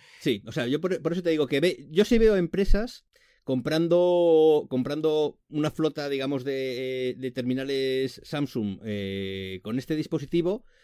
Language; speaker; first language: Spanish; native; Spanish